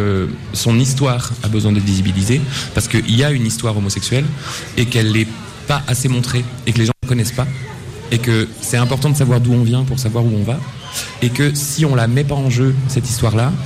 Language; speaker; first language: French; native; French